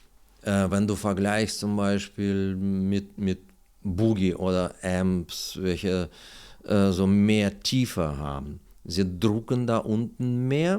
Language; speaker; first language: German; non-native, learner; Russian